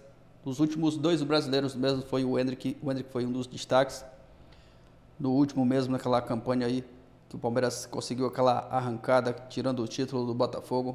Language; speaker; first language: Portuguese; native; Portuguese